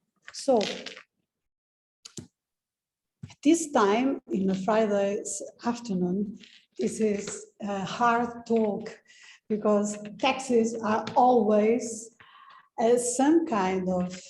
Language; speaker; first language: English; non-native, fluent; Portuguese